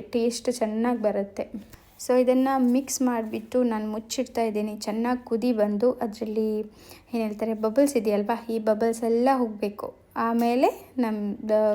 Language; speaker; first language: Kannada; native; Kannada